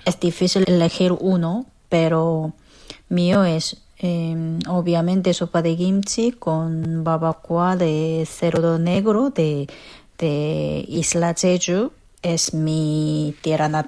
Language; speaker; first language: Spanish; non-native, learner; Korean